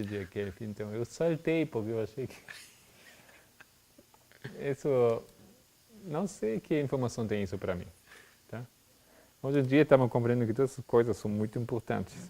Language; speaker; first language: Portuguese; non-native, fluent; German